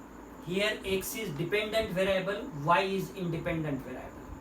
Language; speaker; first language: English; non-native, local second language; Marathi